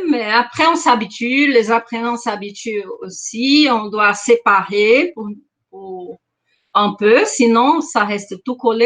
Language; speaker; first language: French; non-native, fluent; Portuguese